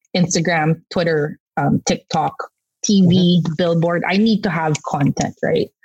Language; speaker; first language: English; non-native, local second language; Korean